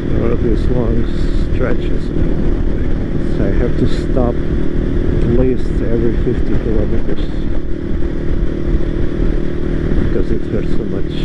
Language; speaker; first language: English; non-native, fluent; Portuguese